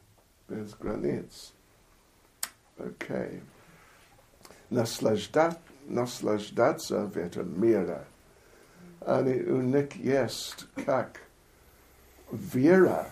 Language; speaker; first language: Russian; non-native, fluent; English